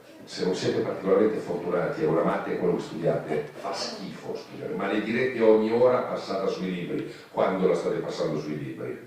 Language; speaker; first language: Italian; native; Italian